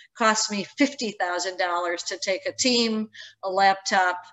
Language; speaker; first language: English; native; English